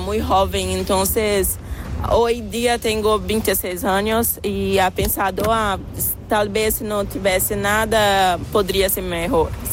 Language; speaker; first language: Spanish; non-native, fluent; Portuguese